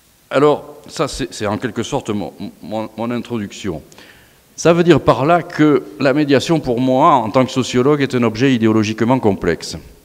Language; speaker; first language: French; native; French